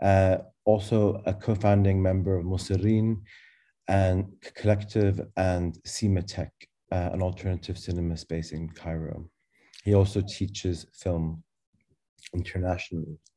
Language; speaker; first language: English; native; English